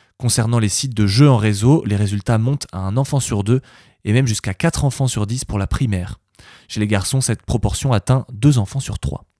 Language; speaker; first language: French; native; French